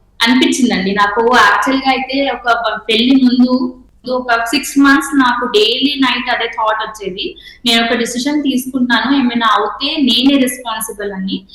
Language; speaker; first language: Telugu; non-native, local second language; Hindi